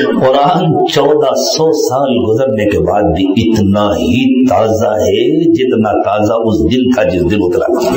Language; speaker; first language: Urdu; native; Urdu